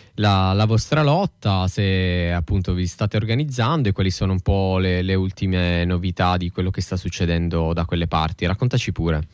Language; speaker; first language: Italian; native; Italian